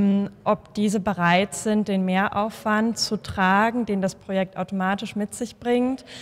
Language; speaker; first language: German; native; German